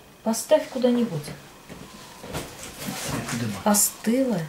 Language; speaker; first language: Russian; native; Russian